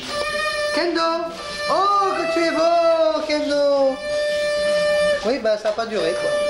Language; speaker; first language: French; native; French